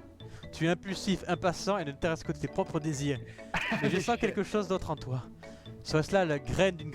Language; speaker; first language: French; native; French